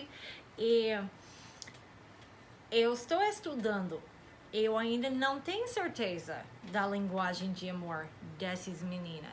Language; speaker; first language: Portuguese; non-native, fluent; English